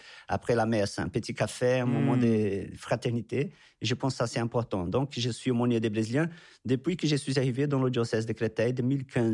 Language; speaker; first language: French; non-native, fluent; Portuguese